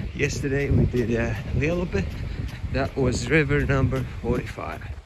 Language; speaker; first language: English; non-native, fluent; Latvian